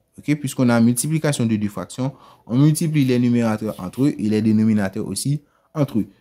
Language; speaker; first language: French; non-native, local second language; Haitian Creole